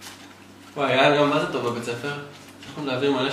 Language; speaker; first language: Hebrew; native; Hebrew